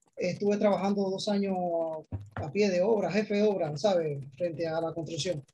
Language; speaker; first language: Spanish; native; Spanish